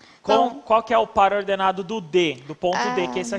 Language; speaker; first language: Portuguese; native; Portuguese